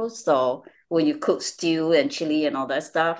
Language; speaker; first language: English; non-native, local second language; Chinese